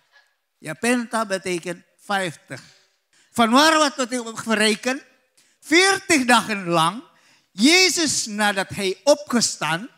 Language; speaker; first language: Dutch; non-native, learner; Indonesian